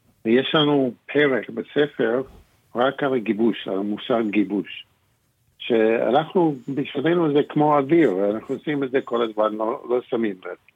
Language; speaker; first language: Hebrew; non-native, fluent; English